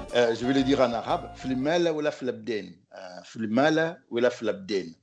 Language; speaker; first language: French; non-native, local second language; Lingala